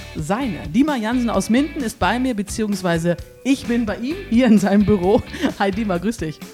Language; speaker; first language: German; native; German